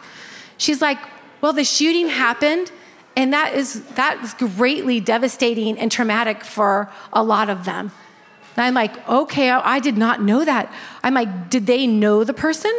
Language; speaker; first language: English; native; English